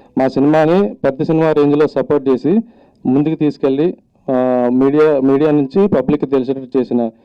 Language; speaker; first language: Telugu; native; Telugu